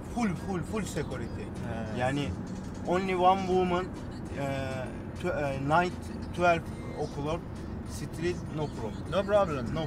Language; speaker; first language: English; non-native, learner; Turkish